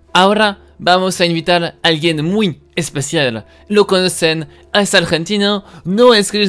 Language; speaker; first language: Spanish; non-native, fluent; French